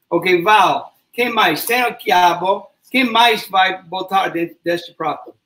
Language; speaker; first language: Portuguese; non-native, learner; English